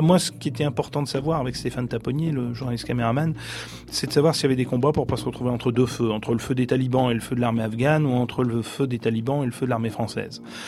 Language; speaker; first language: French; native; French